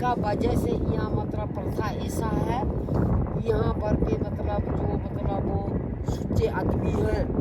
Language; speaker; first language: Hindi; non-native, local second language; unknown